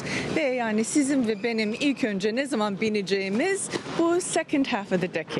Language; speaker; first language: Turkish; early bilingual, heritage; Turkish